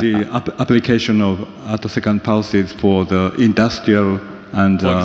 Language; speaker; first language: English; non-native, fluent; Japanese